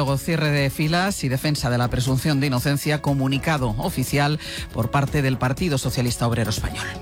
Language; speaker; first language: Spanish; native; Spanish